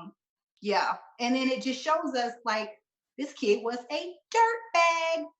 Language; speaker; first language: English; native; English